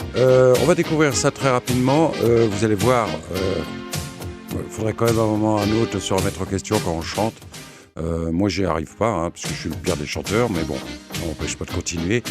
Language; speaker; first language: French; native; French